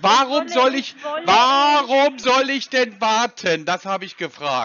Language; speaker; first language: German; native; German